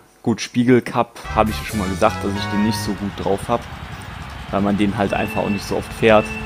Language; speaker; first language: German; native; German